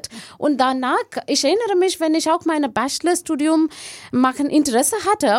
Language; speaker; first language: German; non-native, fluent; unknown